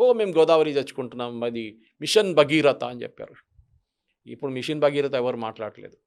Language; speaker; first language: Telugu; non-native, local second language; Malayalam